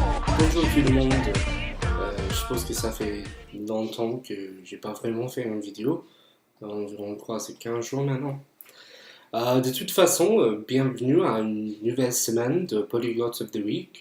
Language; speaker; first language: French; non-native, fluent; English